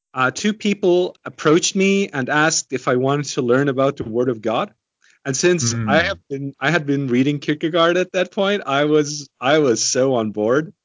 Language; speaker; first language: English; non-native, fluent; Estonian